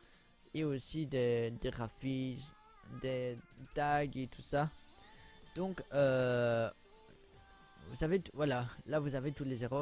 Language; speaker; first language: French; native; French